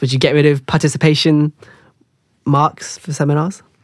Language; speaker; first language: English; native; English